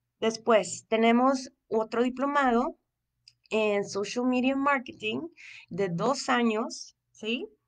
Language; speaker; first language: Spanish; native; Spanish